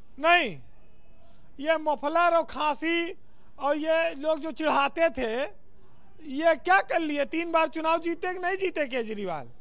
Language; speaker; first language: Hindi; native; Hindi